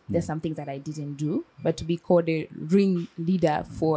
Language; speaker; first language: English; non-native, local second language; Swahili